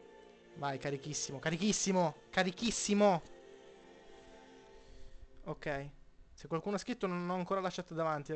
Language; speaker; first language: Italian; native; Italian